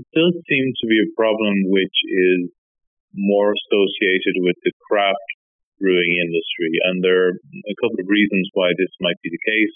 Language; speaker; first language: English; native; English